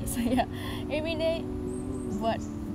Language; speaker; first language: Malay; non-native, learner; Japanese